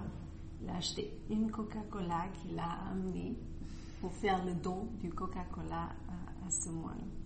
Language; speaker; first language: French; non-native, fluent; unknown